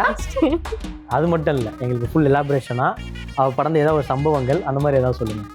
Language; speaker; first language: Tamil; native; Tamil